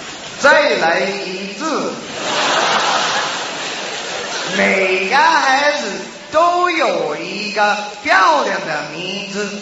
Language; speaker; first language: Chinese; non-native, learner; Japanese